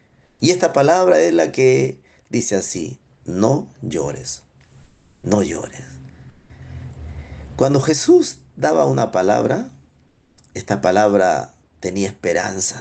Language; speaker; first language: Spanish; native; Spanish